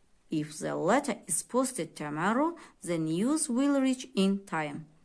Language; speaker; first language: English; non-native, fluent; Azerbaijani